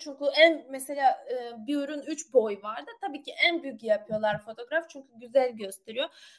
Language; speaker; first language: Turkish; non-native, learner; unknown